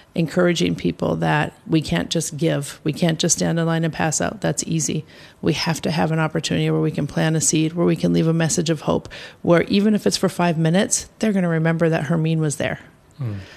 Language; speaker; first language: English; native; English